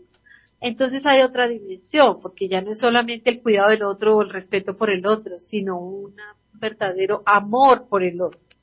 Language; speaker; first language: Spanish; native; Spanish